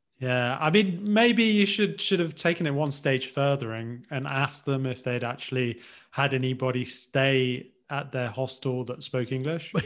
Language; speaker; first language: English; native; English